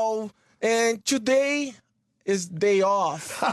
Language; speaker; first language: English; non-native, learner; Portuguese